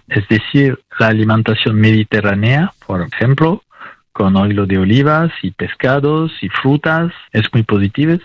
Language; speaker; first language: Spanish; non-native, fluent; French